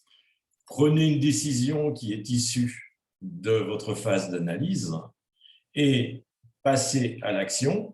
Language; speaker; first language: French; native; French